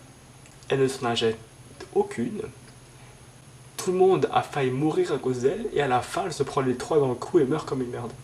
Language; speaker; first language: French; native; French